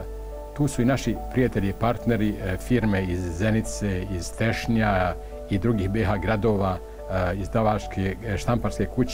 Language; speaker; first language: Croatian; native; Croatian